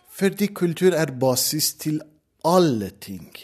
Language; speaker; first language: Norwegian; non-native, learner; Persian